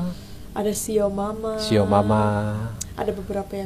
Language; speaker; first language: Indonesian; early bilingual, heritage; English